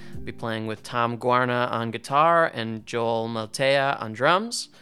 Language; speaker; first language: English; native; English